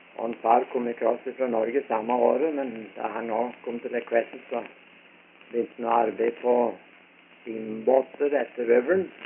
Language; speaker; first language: Norwegian; early bilingual, heritage; Norwegian